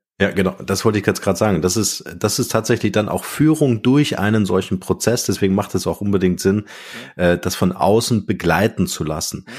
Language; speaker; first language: German; native; German